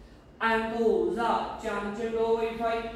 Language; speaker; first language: Vietnamese; non-native, learner; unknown